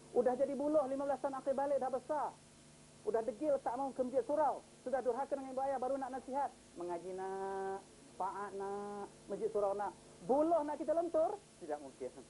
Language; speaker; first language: Malay; native; Malay